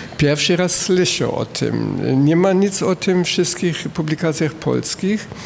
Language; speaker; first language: Polish; non-native, fluent; German